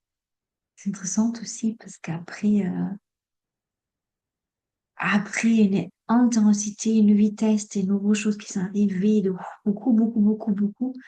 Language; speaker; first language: French; non-native, fluent; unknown